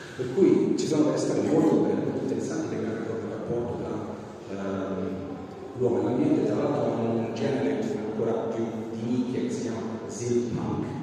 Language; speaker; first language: Italian; native; Italian